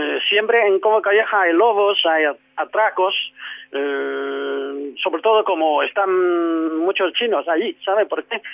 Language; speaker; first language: Spanish; non-native, learner; Chinese